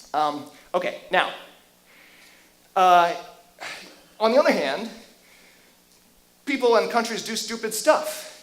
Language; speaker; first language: English; native; English